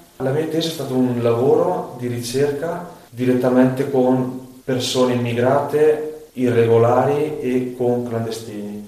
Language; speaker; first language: Italian; native; Italian